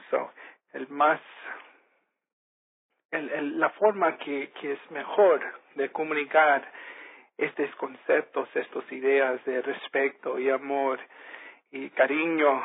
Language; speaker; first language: Spanish; early bilingual, heritage; Spanish